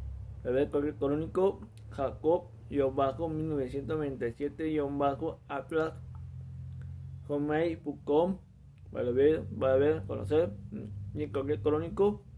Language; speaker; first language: Spanish; non-native, local second language; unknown